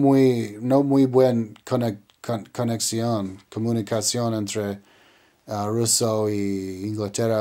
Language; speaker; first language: Spanish; non-native, learner; English